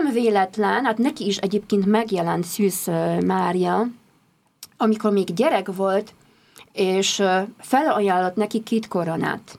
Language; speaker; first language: Hungarian; non-native, fluent; Polish